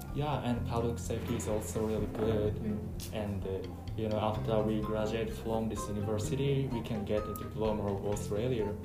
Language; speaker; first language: English; non-native, fluent; Japanese